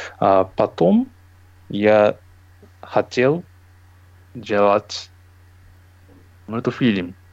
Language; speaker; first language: Russian; non-native, learner; Japanese